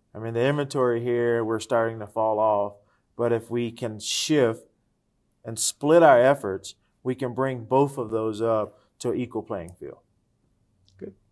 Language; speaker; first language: English; native; English